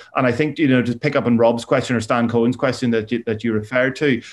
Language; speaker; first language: English; native; English